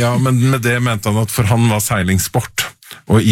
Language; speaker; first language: Norwegian; native; Norwegian